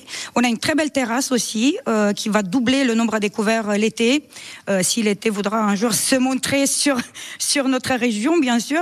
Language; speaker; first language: French; non-native, fluent; Romanian